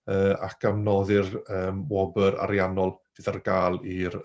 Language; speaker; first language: Welsh; native; Welsh